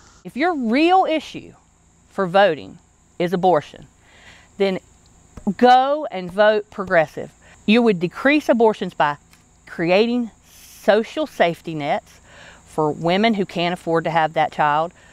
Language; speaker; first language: English; native; English